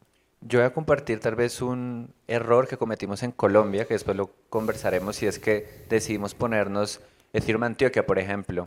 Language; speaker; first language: Spanish; native; Spanish